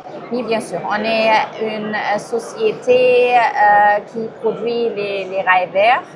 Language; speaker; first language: French; non-native, fluent; German